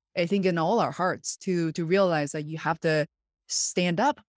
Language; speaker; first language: English; non-native, fluent; Chinese